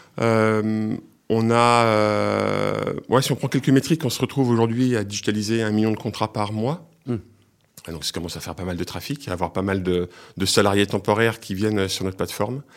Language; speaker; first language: French; native; French